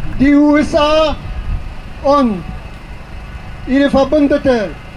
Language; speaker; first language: German; non-native, fluent; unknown